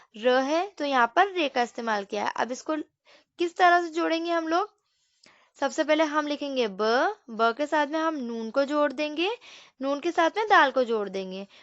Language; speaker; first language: Hindi; native; Hindi